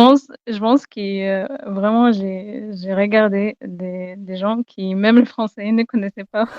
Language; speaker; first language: French; non-native, fluent; Arabic